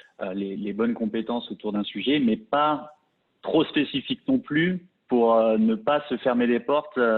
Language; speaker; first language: French; native; French